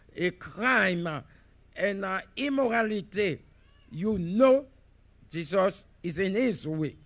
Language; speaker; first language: English; non-native, fluent; Haitian Creole